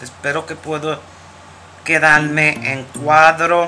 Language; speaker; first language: Spanish; early bilingual, heritage; Spanish